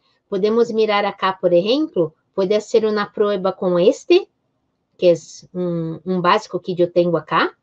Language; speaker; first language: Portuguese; non-native, fluent; Spanish